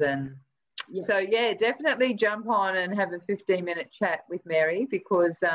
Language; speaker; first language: English; native; English